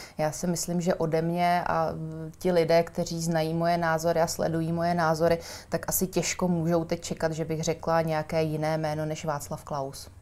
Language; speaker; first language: Czech; native; Czech